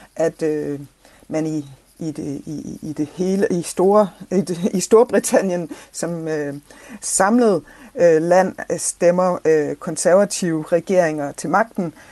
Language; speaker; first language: Danish; non-native, fluent; English